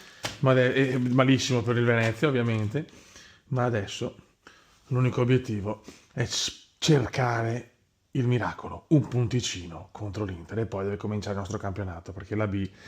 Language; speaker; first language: Italian; native; Italian